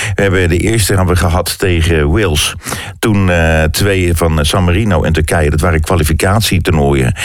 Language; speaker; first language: Dutch; native; Dutch